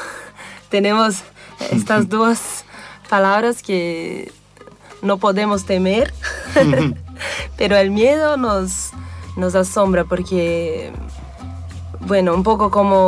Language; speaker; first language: Spanish; non-native, fluent; Portuguese